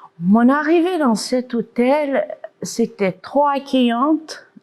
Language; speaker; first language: French; non-native, learner; English